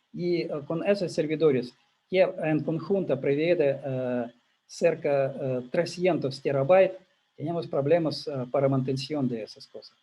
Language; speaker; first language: Spanish; non-native, learner; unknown